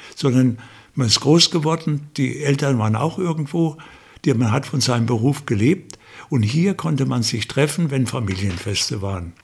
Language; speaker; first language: German; native; German